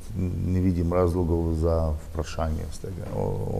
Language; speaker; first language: Slovenian; non-native, learner; Russian